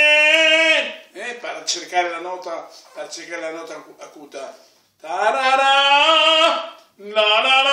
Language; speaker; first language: Italian; non-native, fluent; Spanish